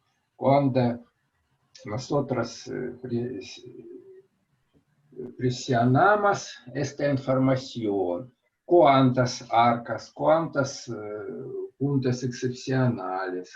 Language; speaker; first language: Spanish; non-native, fluent; Russian